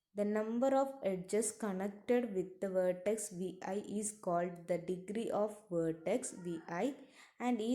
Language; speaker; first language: English; non-native, local second language; Malayalam